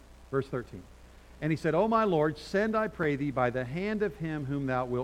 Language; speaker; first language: English; native; English